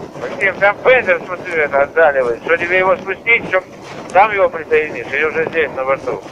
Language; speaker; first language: Russian; native; Russian